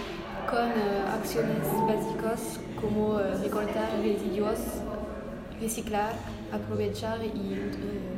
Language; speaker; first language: Spanish; non-native, learner; French